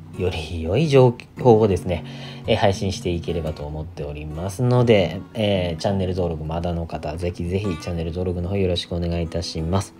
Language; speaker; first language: Japanese; native; Japanese